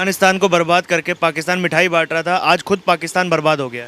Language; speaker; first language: Hindi; native; Hindi